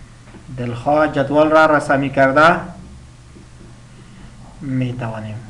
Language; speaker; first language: Persian; non-native, local second language; Pashto